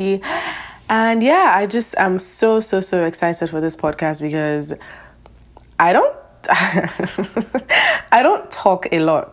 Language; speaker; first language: English; non-native, local second language; Yoruba